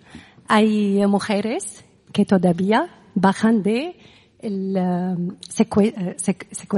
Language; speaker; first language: Spanish; non-native, learner; Arabic